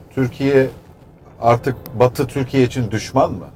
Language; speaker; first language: Turkish; native; Turkish